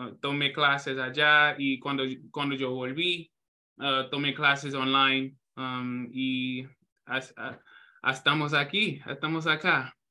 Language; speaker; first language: Spanish; non-native, learner; English